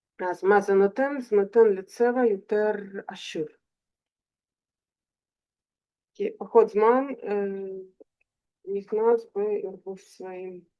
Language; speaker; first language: Hebrew; non-native, fluent; Russian